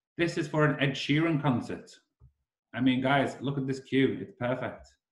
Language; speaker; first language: English; native; English